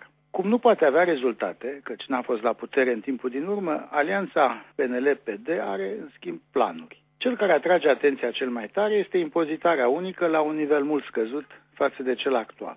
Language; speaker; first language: Romanian; native; Romanian